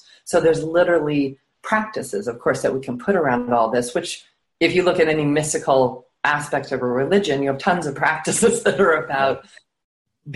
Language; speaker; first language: English; native; English